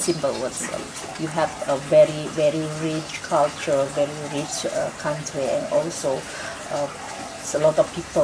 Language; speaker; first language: English; non-native, local second language; Indonesian